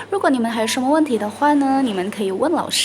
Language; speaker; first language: Chinese; non-native, fluent; Indonesian